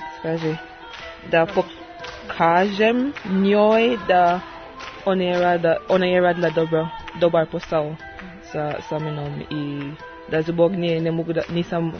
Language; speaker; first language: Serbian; non-native, learner; English